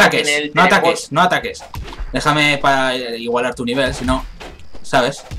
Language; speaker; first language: Spanish; native; Spanish